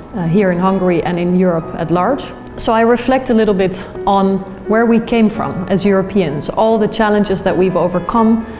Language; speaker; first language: English; non-native, fluent; Dutch